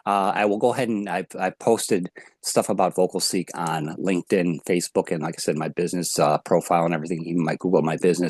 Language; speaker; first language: English; native; English